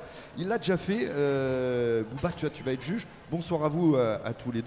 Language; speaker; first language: French; native; French